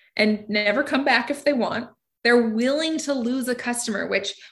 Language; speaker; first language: English; native; English